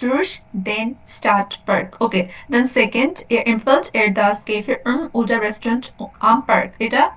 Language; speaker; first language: German; non-native, learner; Bangla